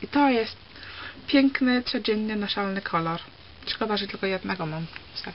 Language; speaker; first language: Polish; early bilingual, heritage; Polish